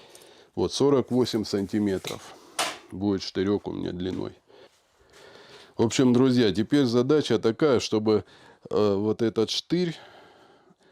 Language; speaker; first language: Russian; native; Russian